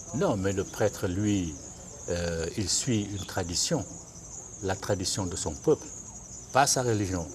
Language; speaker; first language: French; non-native, local second language; Bambara